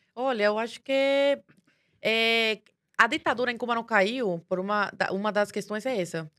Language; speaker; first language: Portuguese; early bilingual, other home language; Spanish